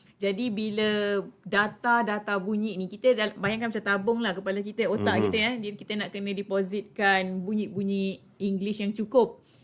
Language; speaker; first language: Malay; native; Malay